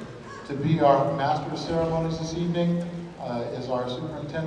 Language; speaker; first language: English; native; English